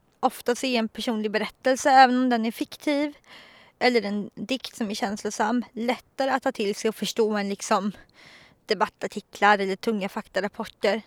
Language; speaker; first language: Swedish; native; Swedish